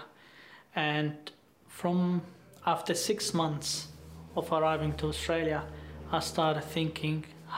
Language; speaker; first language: English; non-native, fluent; Arabic